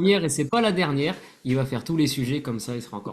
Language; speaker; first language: French; native; French